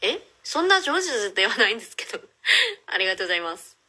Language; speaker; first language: Japanese; non-native, fluent; Korean